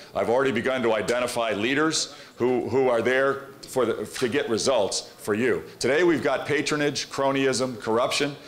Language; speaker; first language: English; native; English